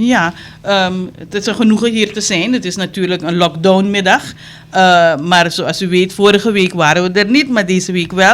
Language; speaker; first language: Dutch; native; Dutch